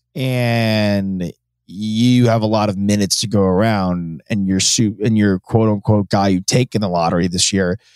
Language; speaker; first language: English; native; English